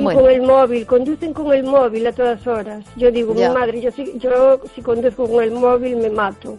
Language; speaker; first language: Spanish; native; Spanish